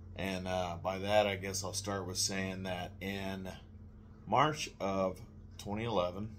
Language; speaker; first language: English; native; English